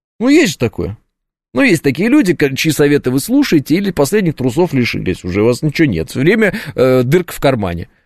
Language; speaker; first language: Russian; native; Russian